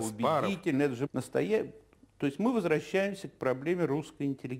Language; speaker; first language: Russian; native; Russian